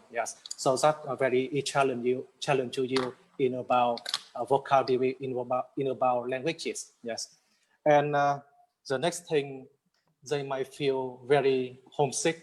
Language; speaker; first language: English; non-native, learner; Vietnamese